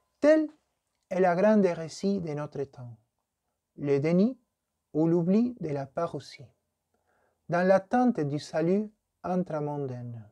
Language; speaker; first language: French; non-native, fluent; Spanish